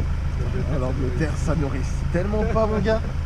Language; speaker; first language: French; native; French